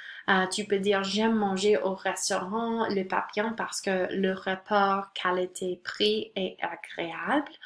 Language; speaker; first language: French; non-native, local second language; English